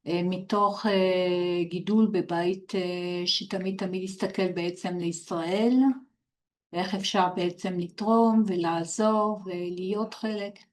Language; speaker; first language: Hebrew; non-native, fluent; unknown